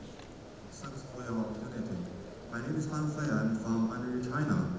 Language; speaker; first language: English; non-native, learner; Thai